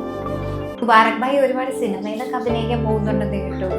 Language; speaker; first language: Malayalam; native; Malayalam